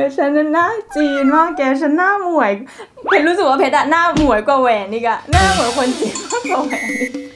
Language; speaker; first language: Thai; native; Thai